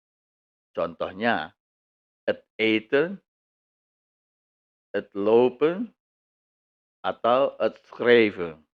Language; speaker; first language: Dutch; non-native, fluent; Indonesian